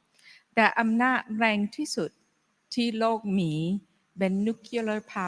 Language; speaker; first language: Thai; non-native, fluent; English